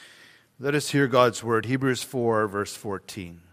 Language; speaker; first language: English; native; English